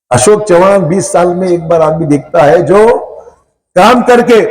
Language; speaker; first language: Hindi; non-native, local second language; Marathi